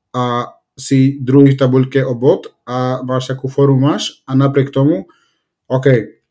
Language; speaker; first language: Slovak; native; Slovak